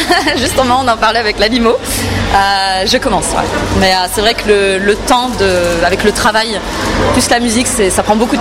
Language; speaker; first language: French; native; French